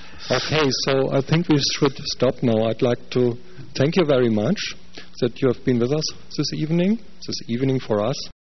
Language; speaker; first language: English; non-native, fluent; German